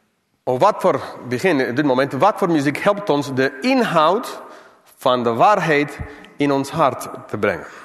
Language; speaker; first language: Dutch; non-native, fluent; English